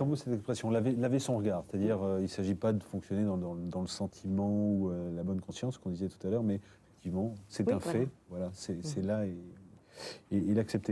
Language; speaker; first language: French; native; French